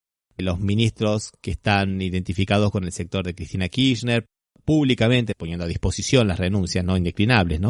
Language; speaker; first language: Spanish; native; Spanish